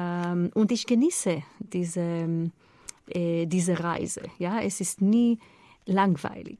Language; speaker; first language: German; non-native, fluent; Hebrew